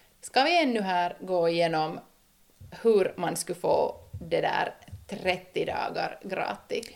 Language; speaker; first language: Swedish; native; Swedish